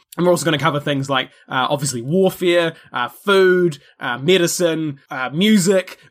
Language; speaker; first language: English; native; English